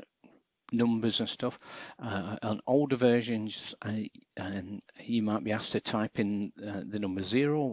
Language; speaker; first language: English; native; English